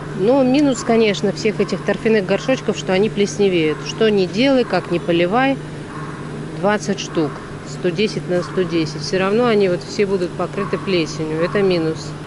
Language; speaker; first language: Russian; native; Russian